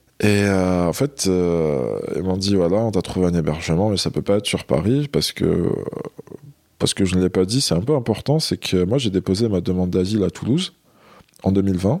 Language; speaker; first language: French; non-native, local second language; Arabic